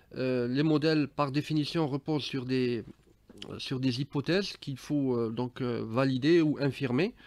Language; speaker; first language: French; non-native, local second language; Arabic